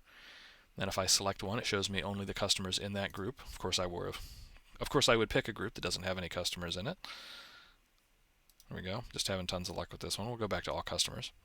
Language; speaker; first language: English; native; English